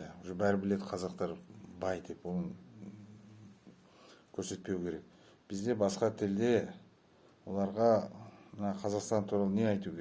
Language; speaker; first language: Kazakh; non-native, local second language; Russian